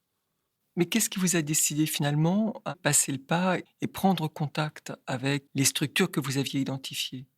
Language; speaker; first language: French; native; French